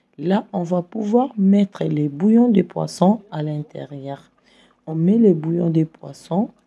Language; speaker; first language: French; non-native, local second language; Lingala